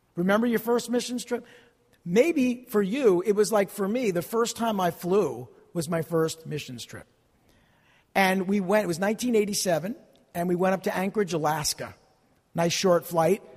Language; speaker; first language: English; early bilingual, other home language; Italian